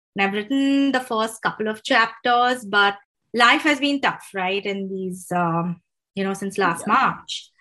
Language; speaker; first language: English; non-native, local second language; Hindi